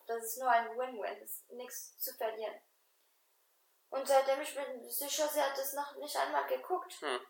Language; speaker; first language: German; non-native, fluent; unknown